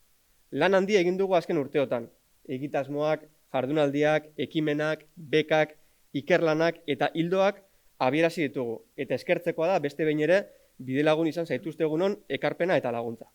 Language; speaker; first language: Basque; native; Basque